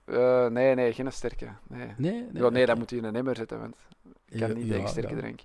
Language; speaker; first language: Dutch; native; Dutch